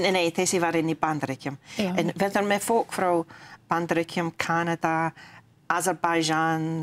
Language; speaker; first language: Icelandic; non-native, learner; English